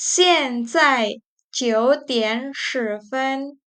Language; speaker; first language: Chinese; non-native, fluent; Indonesian